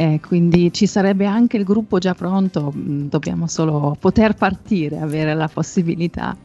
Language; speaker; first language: Italian; non-native, fluent; German